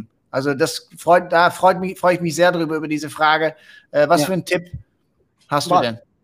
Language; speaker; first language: German; native; German